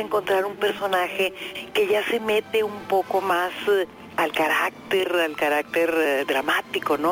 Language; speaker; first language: Spanish; native; Spanish